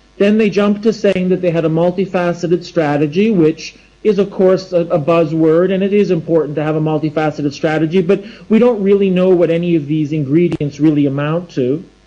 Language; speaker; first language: English; native; English